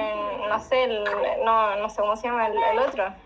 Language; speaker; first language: Spanish; native; Spanish